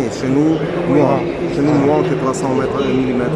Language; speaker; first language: French; non-native, learner; Russian